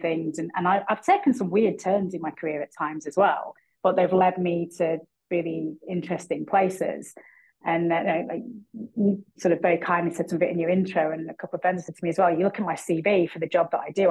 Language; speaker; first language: English; native; English